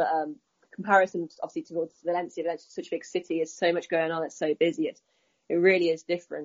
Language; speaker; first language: English; native; English